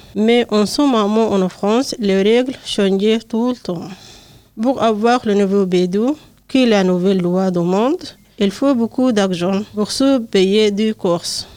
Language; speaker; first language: French; non-native, learner; Arabic